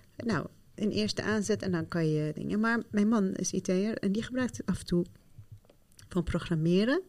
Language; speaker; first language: Dutch; non-native, fluent; Arabic